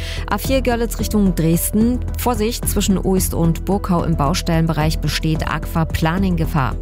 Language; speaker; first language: German; native; German